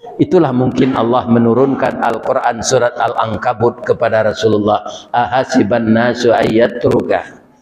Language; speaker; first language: Malay; non-native, local second language; Minangkabau